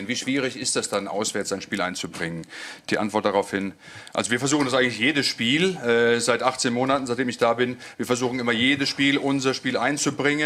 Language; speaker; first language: German; native; German